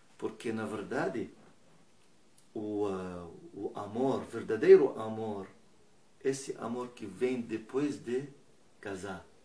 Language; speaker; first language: Portuguese; non-native, learner; Persian